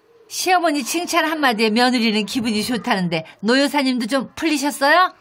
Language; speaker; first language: Korean; native; Korean